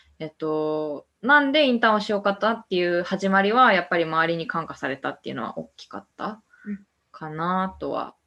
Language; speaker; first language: Japanese; native; Japanese